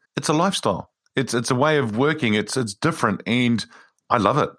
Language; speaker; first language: English; native; English